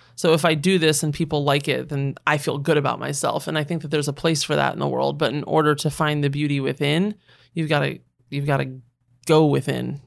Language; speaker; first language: English; native; English